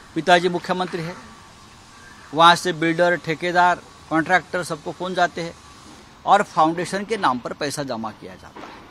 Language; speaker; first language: Hindi; non-native, local second language; Marathi